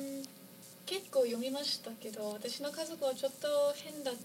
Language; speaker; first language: Japanese; non-native, fluent; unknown